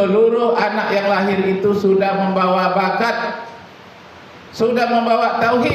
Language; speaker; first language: Indonesian; native; Indonesian